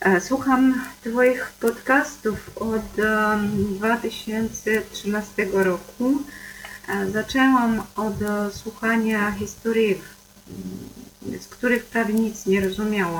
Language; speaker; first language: Polish; non-native, fluent; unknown